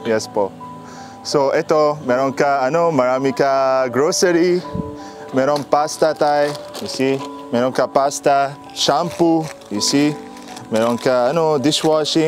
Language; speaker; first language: Filipino; non-native, learner; Arabic